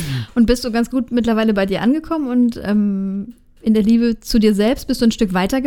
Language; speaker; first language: German; native; German